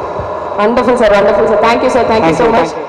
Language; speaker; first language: Tamil; native; Tamil